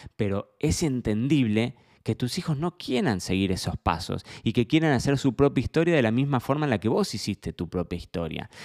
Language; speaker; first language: Spanish; native; Spanish